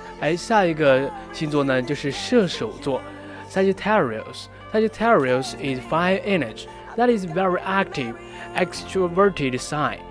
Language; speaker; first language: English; non-native, learner; Chinese